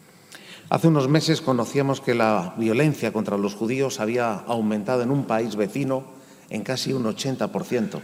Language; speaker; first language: Spanish; native; Spanish